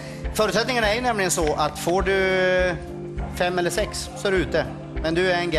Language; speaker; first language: Swedish; native; Swedish